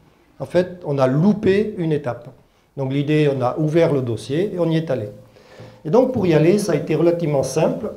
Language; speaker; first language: French; early bilingual, other home language; German